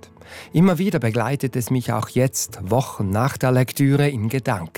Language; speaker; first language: German; native; German